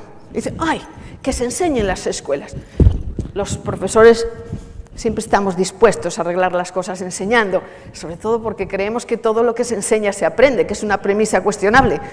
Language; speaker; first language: Spanish; native; Spanish